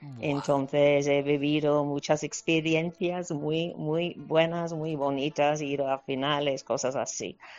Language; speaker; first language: Spanish; non-native, fluent; English